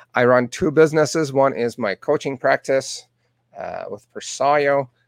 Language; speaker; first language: English; non-native, fluent; Persian